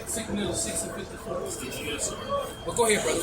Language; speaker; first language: English; native; English